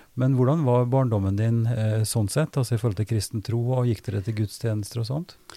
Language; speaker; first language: Norwegian; native; Norwegian